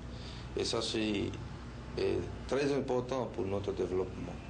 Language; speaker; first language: French; non-native, fluent; Spanish